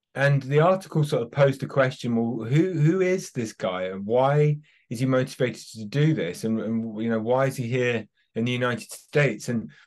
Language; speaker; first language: English; native; English